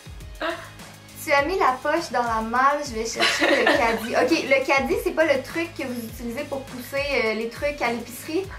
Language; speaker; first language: French; native; French